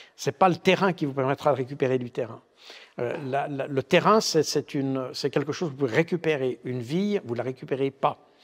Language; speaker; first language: French; native; French